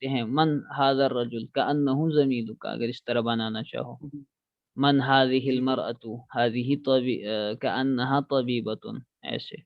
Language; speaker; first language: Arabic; non-native, fluent; Urdu